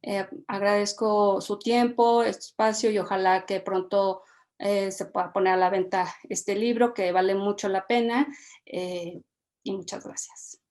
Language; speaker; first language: Spanish; native; Spanish